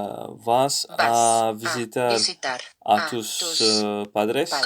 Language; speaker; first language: Spanish; non-native, learner; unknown